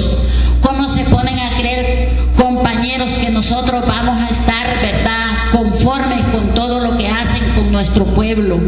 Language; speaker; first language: Spanish; native; Spanish